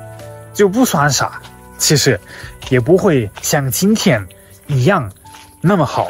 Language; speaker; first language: Chinese; non-native, fluent; German